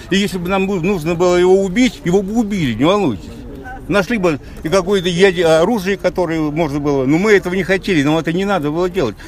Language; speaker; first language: Russian; native; Russian